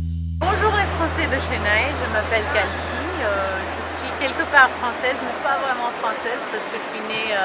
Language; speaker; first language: French; early bilingual, heritage; French